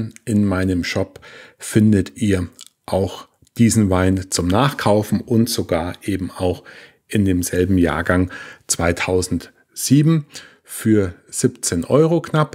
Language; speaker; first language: German; native; German